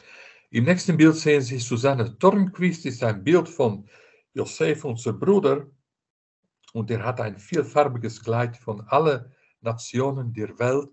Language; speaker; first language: German; non-native, fluent; Dutch